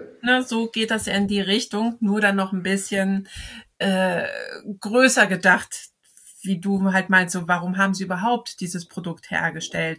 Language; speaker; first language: German; native; German